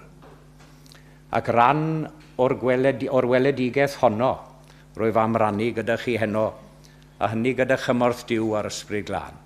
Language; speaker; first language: Welsh; native; Welsh